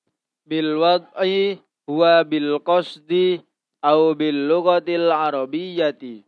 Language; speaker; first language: Arabic; non-native, learner; Indonesian